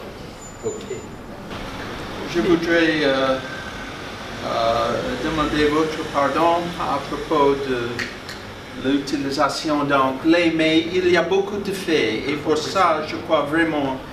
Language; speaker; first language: French; non-native, learner; English